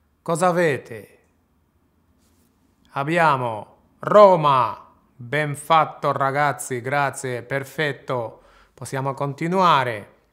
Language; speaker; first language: Italian; non-native, fluent; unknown